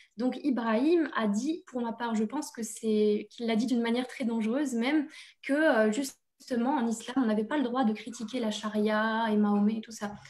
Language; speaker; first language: French; native; French